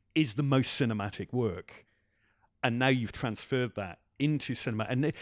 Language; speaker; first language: English; native; English